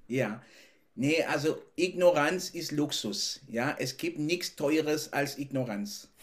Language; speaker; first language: German; non-native, fluent; French